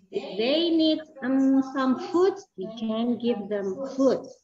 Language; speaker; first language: English; non-native, learner; Indonesian